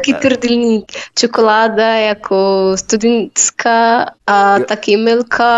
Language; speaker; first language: Czech; non-native, learner; Arabic